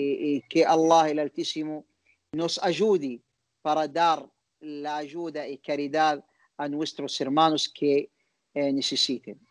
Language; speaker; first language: Spanish; non-native, learner; Arabic